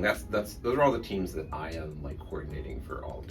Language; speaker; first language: English; native; English